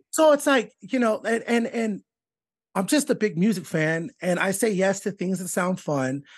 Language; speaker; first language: English; native; English